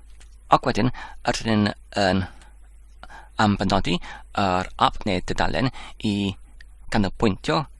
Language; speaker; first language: Welsh; non-native, learner; Polish